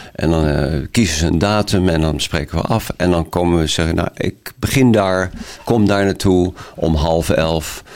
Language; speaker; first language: Dutch; native; Dutch